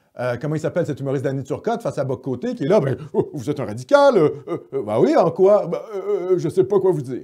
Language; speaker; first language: French; native; French